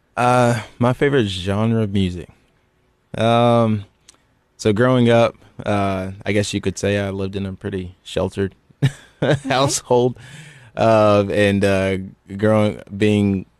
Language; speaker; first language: English; native; English